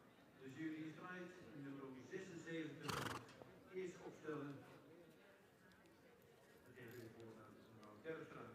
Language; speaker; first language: Dutch; native; Dutch